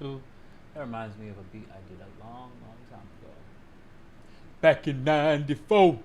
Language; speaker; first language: English; native; English